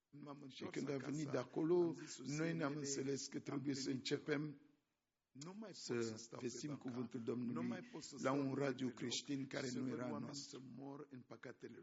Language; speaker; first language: Romanian; non-native, fluent; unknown